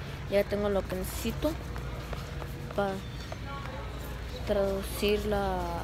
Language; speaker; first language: Spanish; early bilingual, heritage; Spanish